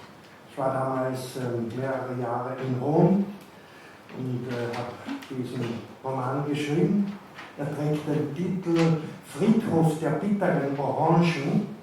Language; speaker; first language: German; native; German